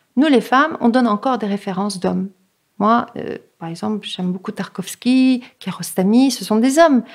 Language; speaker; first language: French; native; French